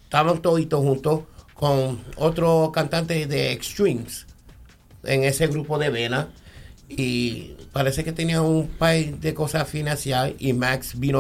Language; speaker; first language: Spanish; early bilingual, heritage; Spanish